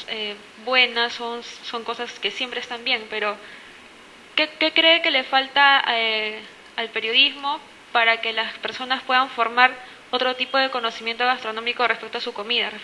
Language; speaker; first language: Spanish; native; Spanish